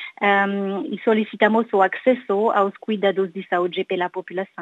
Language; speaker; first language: Portuguese; non-native, learner; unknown